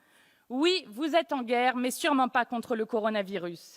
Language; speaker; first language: French; native; French